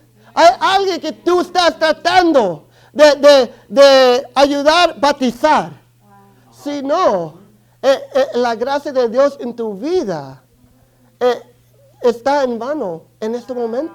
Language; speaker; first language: Spanish; early bilingual, other home language; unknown